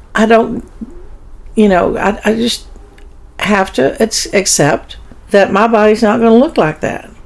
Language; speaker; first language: English; early bilingual, other home language; German